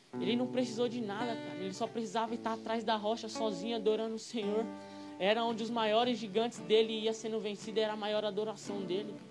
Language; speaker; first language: Portuguese; native; Portuguese